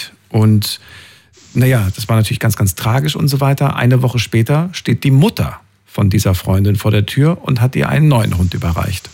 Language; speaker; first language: German; native; German